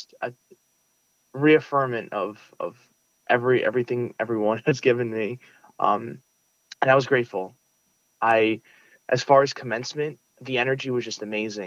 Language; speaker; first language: English; early bilingual, other home language; Russian